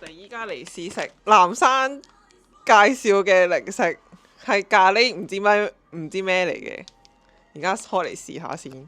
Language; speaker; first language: Cantonese; native; Cantonese